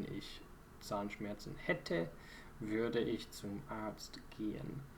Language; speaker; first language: German; non-native, fluent; English